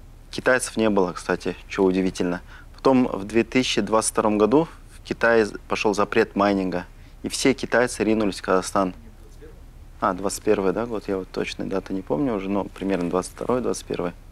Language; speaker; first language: Russian; non-native, local second language; Kazakh